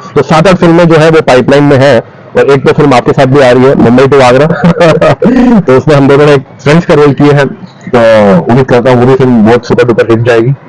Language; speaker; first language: Hindi; non-native, local second language; Sindhi